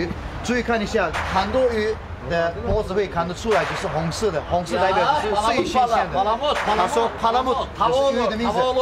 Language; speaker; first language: Chinese; non-native, fluent; Turkish